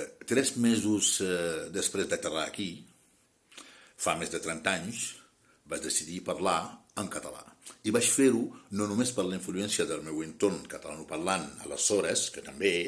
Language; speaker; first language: Catalan; non-native, fluent; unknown